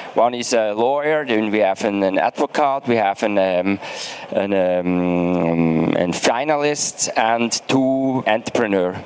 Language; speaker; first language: English; non-native, fluent; German